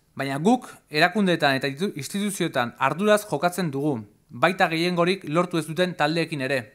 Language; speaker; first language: Basque; native; Basque